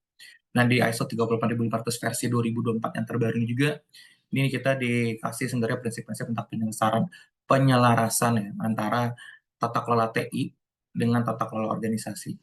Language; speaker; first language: Indonesian; native; Indonesian